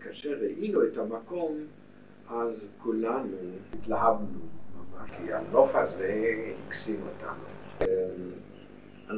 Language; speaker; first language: Hebrew; non-native, fluent; German